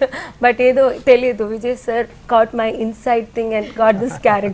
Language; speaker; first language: Telugu; non-native, fluent; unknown